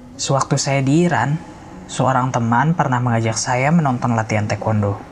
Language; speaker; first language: Indonesian; non-native, fluent; Persian